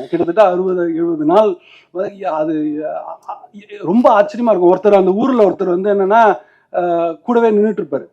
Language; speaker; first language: Tamil; native; Tamil